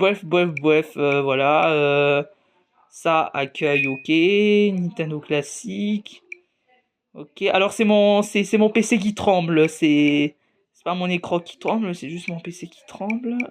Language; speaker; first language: French; native; French